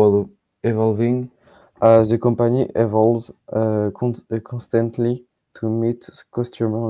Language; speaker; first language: English; non-native, learner; French